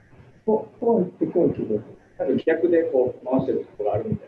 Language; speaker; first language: Japanese; native; Japanese